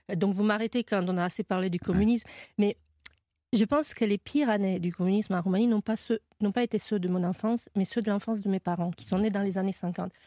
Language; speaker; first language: French; non-native, fluent; Romanian